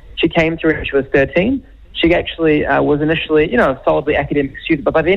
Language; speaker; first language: English; native; English